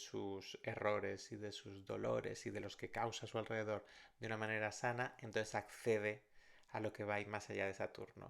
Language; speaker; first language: Spanish; native; Spanish